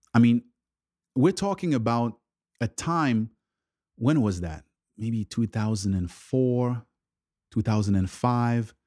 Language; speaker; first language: English; early bilingual, other home language; French